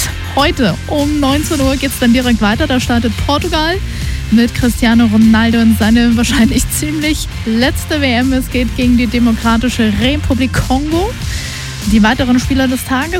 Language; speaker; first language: German; native; German